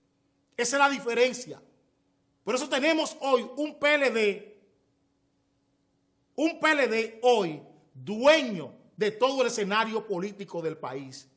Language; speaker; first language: Spanish; native; Spanish